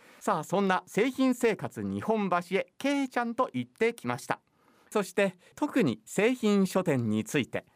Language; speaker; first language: Japanese; native; Japanese